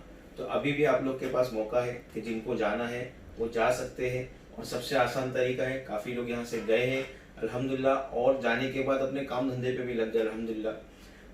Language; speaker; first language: Hindi; native; Hindi